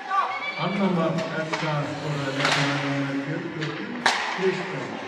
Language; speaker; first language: Icelandic; native; Icelandic